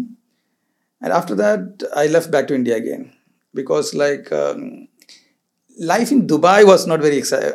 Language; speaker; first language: English; non-native, local second language; Malayalam